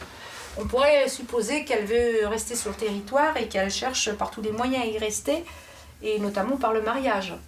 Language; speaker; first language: French; native; French